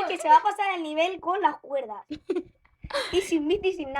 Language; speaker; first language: Spanish; native; Spanish